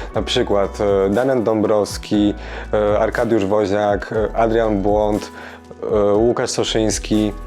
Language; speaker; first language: Polish; native; Polish